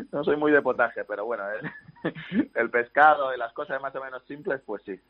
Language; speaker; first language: Spanish; native; Spanish